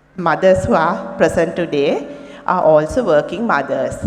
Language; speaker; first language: English; non-native, local second language; Sinhala